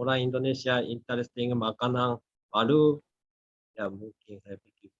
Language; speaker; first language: Indonesian; non-native, learner; Japanese